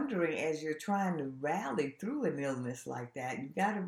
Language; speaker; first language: English; native; English